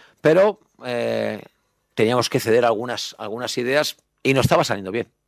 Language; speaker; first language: Spanish; native; Spanish